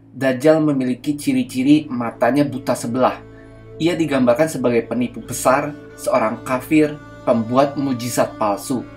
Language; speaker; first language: Indonesian; native; Indonesian